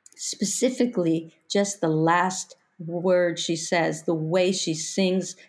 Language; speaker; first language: English; native; English